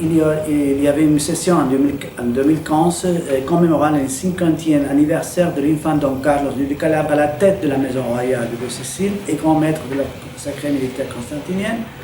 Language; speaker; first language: French; non-native, fluent; Spanish